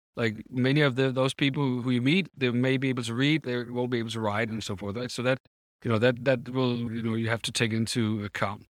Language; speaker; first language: English; non-native, fluent; Danish